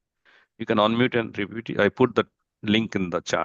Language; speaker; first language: English; non-native, fluent; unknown